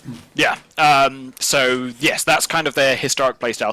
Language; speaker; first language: English; native; English